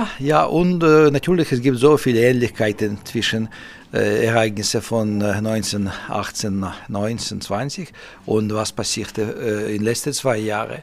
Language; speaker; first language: German; non-native, fluent; Russian